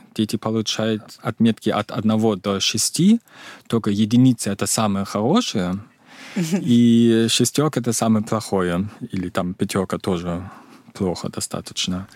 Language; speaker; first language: Russian; non-native, fluent; German